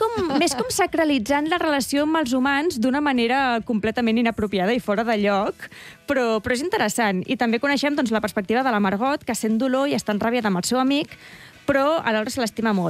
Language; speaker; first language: Catalan; native; Catalan